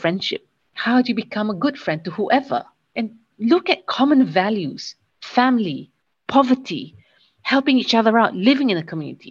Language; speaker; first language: English; non-native, local second language; Malay